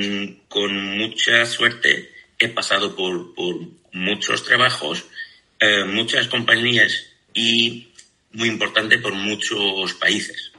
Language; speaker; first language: Spanish; non-native, fluent; Portuguese